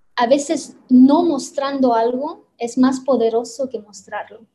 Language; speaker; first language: Spanish; non-native, fluent; Romanian